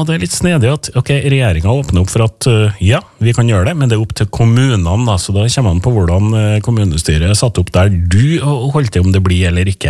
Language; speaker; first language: Norwegian; native; Norwegian